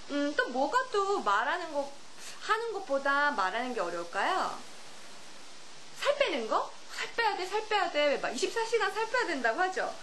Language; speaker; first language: Korean; native; Korean